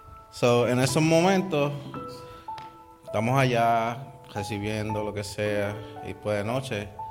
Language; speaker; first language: Spanish; native; Spanish